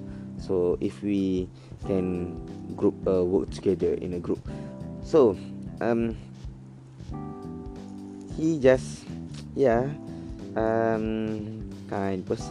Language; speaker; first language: English; non-native, learner; Malay